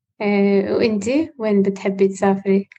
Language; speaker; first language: Arabic; non-native, fluent; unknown